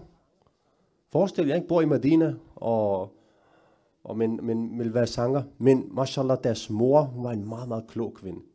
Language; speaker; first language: Danish; early bilingual, other home language; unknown